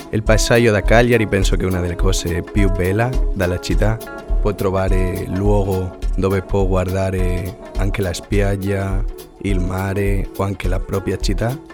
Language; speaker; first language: Italian; non-native, learner; Spanish